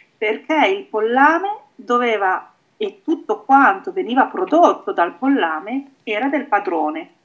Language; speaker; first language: Italian; native; Italian